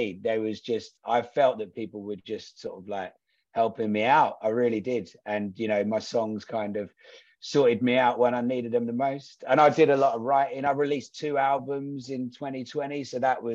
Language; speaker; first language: English; native; English